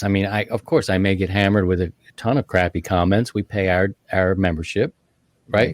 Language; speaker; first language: English; native; English